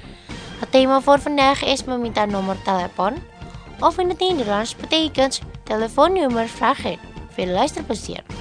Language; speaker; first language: Dutch; non-native, learner; Indonesian